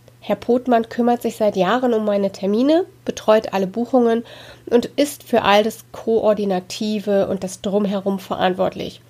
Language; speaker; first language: German; native; German